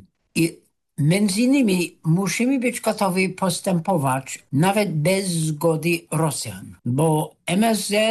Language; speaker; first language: Polish; non-native, fluent; English